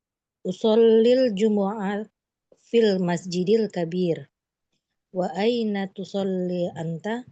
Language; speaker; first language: Arabic; non-native, learner; Indonesian